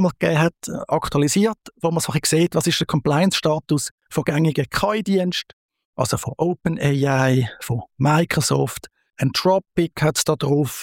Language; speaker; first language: German; native; German